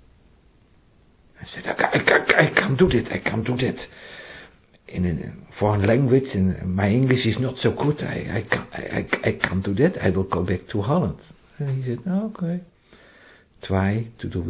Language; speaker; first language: English; non-native, learner; Dutch